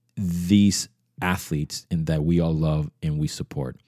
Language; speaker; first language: English; early bilingual, other home language; Spanish